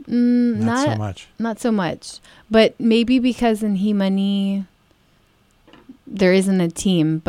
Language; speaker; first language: English; native; English